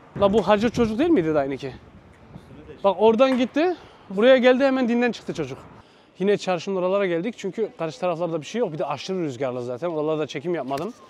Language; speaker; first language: Turkish; early bilingual, heritage; Turkish